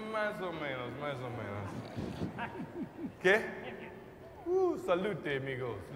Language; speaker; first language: Spanish; non-native, learner; English